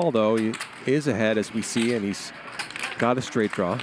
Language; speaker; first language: English; native; English